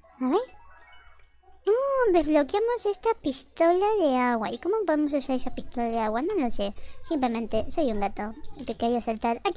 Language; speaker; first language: Spanish; native; Spanish